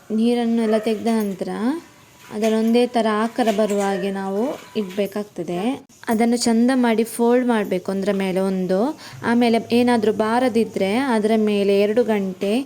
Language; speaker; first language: Kannada; non-native, local second language; Konkani